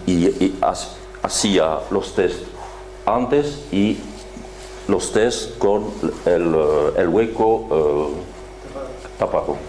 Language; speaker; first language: Spanish; non-native, fluent; French